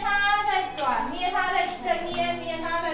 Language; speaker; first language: Chinese; native; Chinese